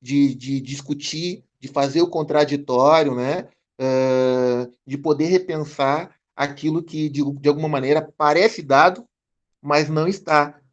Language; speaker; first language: Portuguese; native; Portuguese